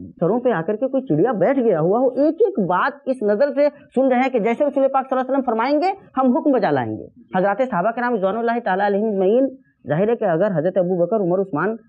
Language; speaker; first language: Urdu; native; Urdu